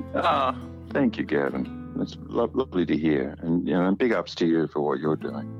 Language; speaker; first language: English; native; English